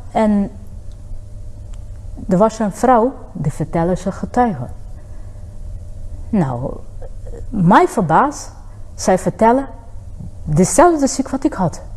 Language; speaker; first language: Dutch; non-native, fluent; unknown